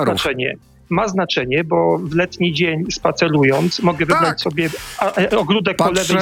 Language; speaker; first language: Polish; native; Polish